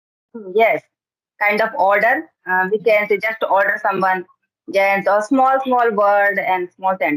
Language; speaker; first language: English; non-native, learner; Hindi